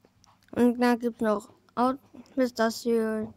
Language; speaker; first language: German; early bilingual, other home language; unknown